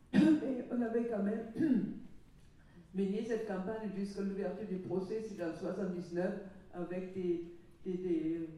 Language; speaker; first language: French; non-native, fluent; German